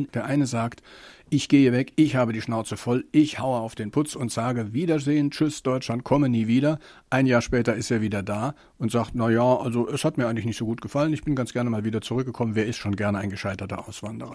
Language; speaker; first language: German; native; German